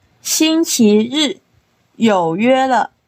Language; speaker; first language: Chinese; non-native, learner; Korean